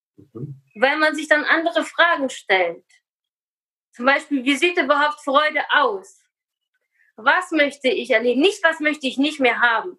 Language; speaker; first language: German; early bilingual, other home language; Russian